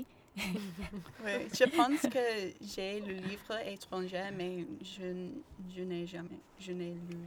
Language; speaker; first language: French; non-native, learner; English